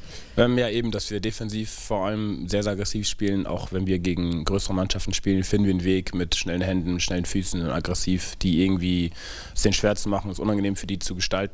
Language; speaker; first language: German; native; German